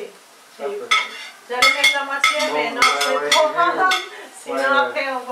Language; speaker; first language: French; non-native, learner; Spanish